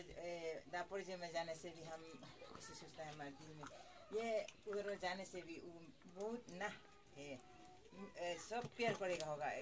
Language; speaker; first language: Hindi; non-native, local second language; Adi